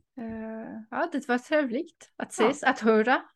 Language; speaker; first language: Swedish; non-native, fluent; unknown